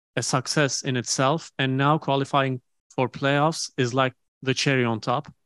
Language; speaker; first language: English; non-native, fluent; Turkish